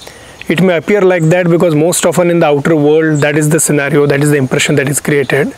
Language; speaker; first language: English; non-native, local second language; Marathi